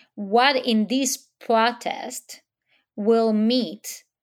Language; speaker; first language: English; non-native, fluent; Hebrew